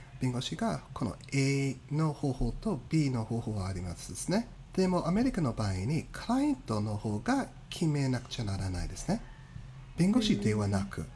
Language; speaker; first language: Japanese; non-native, fluent; English